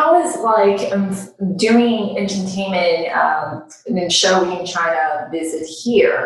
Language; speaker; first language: English; non-native, fluent; Chinese